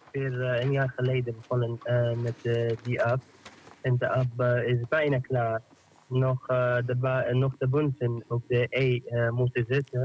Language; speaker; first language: Dutch; non-native, learner; Arabic